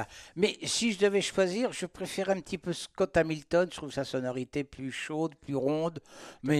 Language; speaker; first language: French; native; French